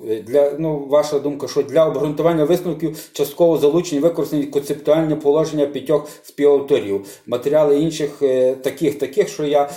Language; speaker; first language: Ukrainian; native; Ukrainian